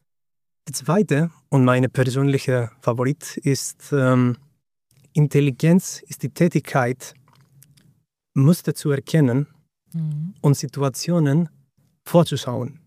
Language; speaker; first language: German; non-native, fluent; Greek